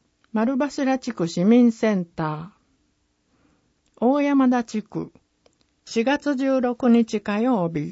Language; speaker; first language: Japanese; native; Japanese